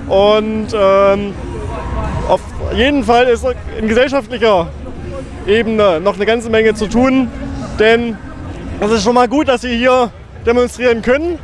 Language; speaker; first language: German; native; German